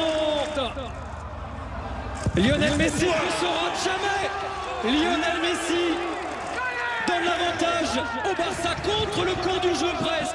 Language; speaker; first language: French; native; French